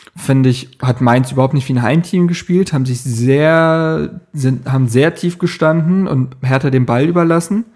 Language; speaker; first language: German; native; German